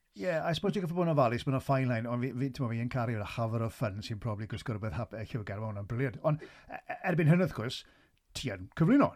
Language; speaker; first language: Welsh; native; Welsh